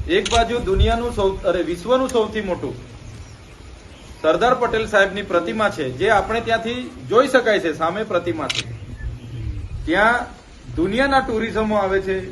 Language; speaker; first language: Gujarati; non-native, local second language; Vasavi